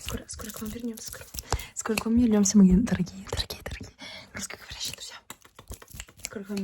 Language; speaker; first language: Russian; early bilingual, heritage; Russian